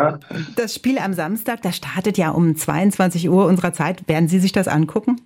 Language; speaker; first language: German; native; German